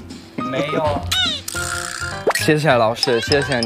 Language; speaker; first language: Chinese; non-native, learner; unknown